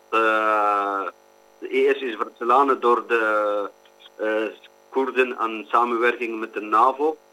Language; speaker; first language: Dutch; non-native, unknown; Kurdish